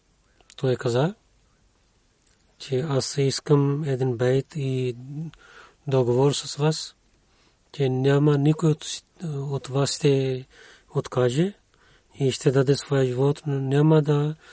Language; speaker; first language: Bulgarian; non-native, learner; Urdu